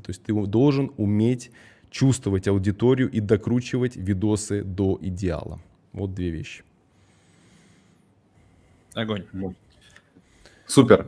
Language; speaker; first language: Russian; early bilingual, heritage; Russian